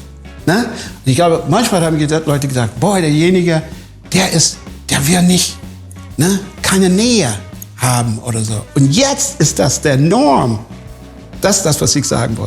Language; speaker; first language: German; non-native, fluent; English